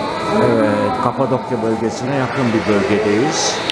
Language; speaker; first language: Turkish; native; Turkish